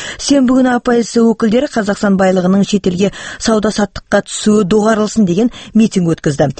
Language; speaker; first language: Kazakh; native; Kazakh